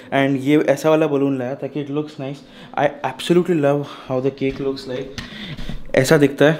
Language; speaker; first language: Hindi; non-native, local second language; Marathi